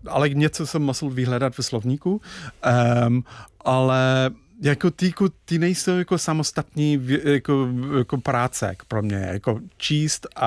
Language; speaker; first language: Czech; non-native, fluent; English